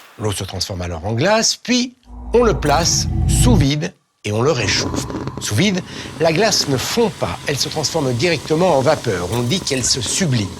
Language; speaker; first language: French; native; French